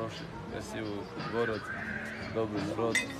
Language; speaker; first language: Russian; non-native, local second language; Chechen